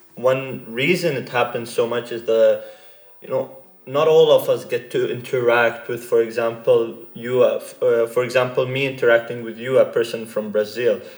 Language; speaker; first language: English; non-native, fluent; Arabic